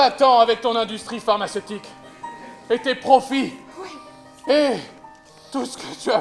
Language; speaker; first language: French; native; French